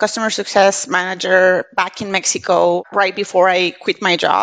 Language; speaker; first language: English; non-native, fluent; Spanish